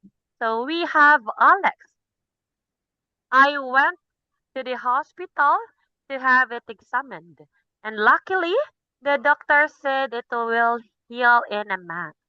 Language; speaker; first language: English; non-native, fluent; Cebuano